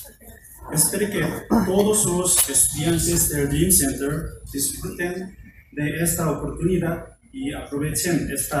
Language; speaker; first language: Spanish; non-native, fluent; Korean